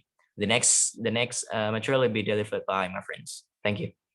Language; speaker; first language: English; non-native, fluent; Indonesian